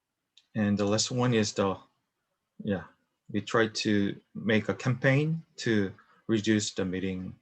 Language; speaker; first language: English; non-native, learner; Korean